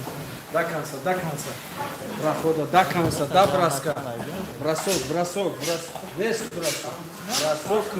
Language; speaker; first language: Russian; native; Russian